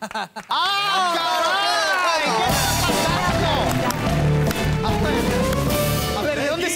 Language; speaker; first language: Spanish; native; Spanish